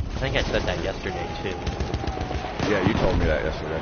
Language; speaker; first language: English; native; English